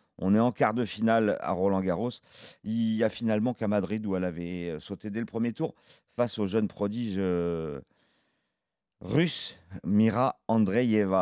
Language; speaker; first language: French; native; French